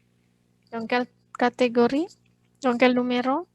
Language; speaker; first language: French; non-native, fluent; Indonesian